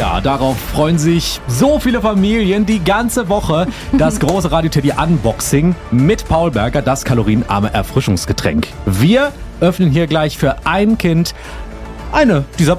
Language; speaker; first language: German; native; German